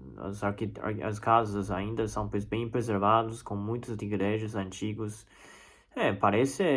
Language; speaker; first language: Portuguese; non-native, fluent; Chinese